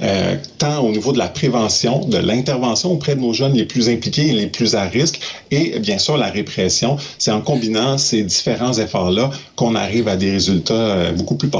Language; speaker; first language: French; native; French